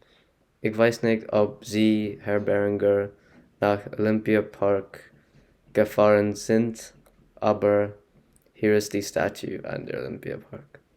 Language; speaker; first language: German; non-native, learner; English